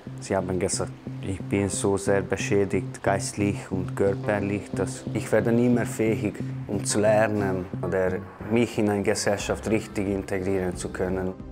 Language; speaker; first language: German; non-native, fluent; Hungarian